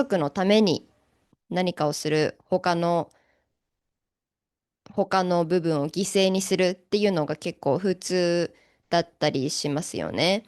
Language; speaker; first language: Japanese; native; Japanese